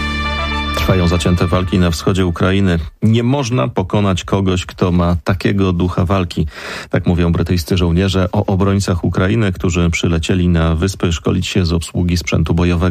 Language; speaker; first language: Polish; native; Polish